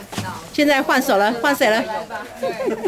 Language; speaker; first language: Chinese; native; Chinese